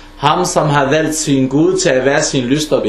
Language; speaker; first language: Danish; non-native, fluent; Arabic